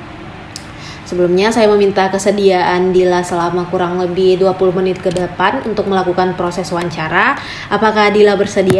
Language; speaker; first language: Indonesian; native; Indonesian